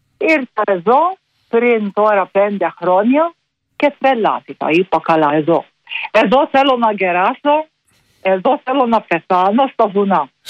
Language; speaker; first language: Greek; non-native, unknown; Maltese